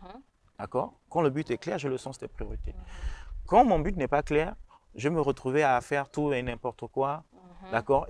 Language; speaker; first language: French; non-native, local second language; Rundi